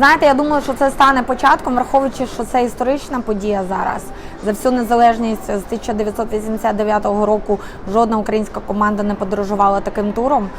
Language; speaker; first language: Ukrainian; native; Ukrainian